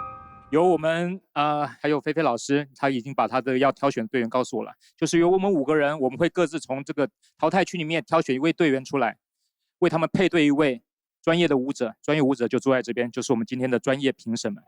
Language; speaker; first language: Chinese; native; Chinese